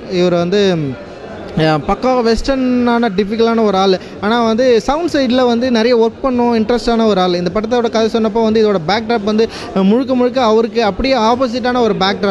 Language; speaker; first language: Tamil; native; Tamil